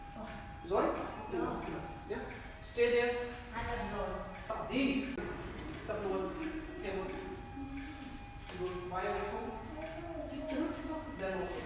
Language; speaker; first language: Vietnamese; non-native, learner; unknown